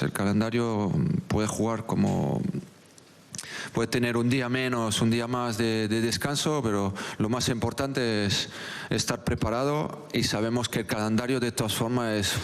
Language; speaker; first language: Spanish; non-native, local second language; French